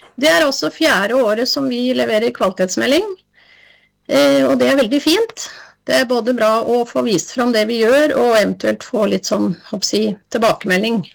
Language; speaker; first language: Norwegian; native; Norwegian